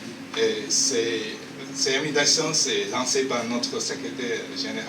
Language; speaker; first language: French; non-native, fluent; Chinese